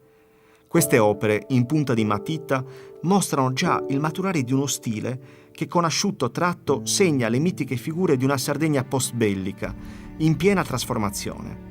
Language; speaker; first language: Italian; native; Italian